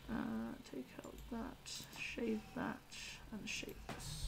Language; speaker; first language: English; native; English